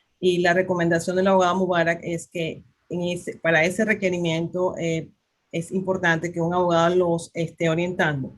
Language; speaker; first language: Spanish; native; Spanish